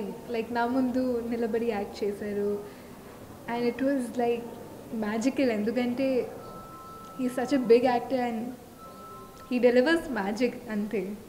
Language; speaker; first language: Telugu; non-native, fluent; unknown